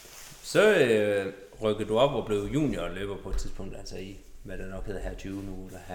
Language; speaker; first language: Danish; native; Danish